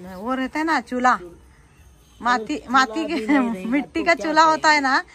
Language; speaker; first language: Hindi; non-native, local second language; Marathi